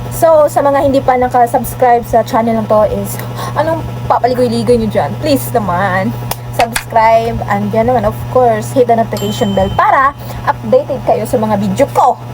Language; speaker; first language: Filipino; non-native, local second language; Cebuano